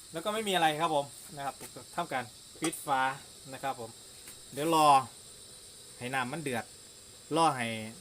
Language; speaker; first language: Thai; native; Thai